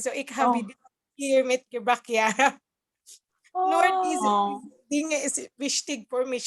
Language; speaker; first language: German; non-native, learner; Cebuano